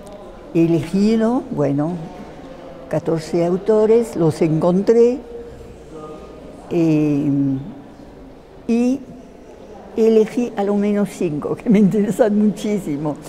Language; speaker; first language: Spanish; non-native, fluent; French